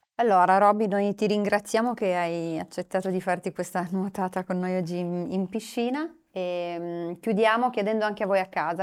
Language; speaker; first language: Italian; non-native, fluent; Romanian